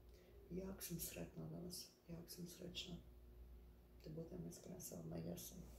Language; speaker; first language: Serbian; early bilingual, heritage; Bosnian